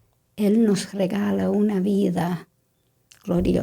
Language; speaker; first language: Spanish; non-native, fluent; English